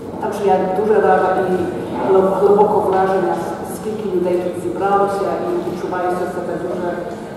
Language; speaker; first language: Ukrainian; early bilingual, heritage; Ukrainian